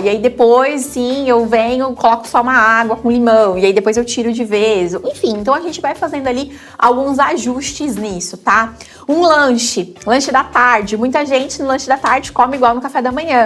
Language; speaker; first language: Portuguese; native; Portuguese